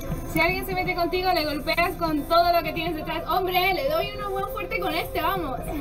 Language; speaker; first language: Spanish; early bilingual, heritage; Spanish